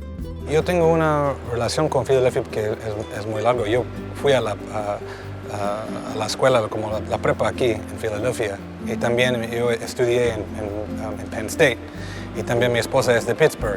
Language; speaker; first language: Spanish; early bilingual, heritage; Spanish